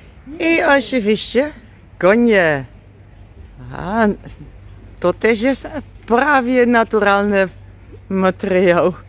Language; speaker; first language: Polish; non-native, learner; Dutch